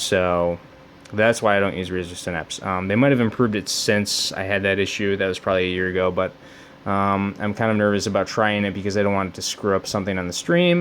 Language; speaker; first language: English; native; English